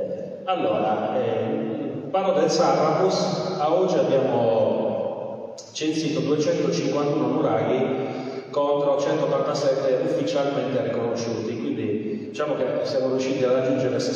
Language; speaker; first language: Italian; native; Italian